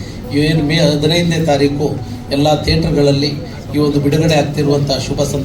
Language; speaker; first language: Kannada; native; Kannada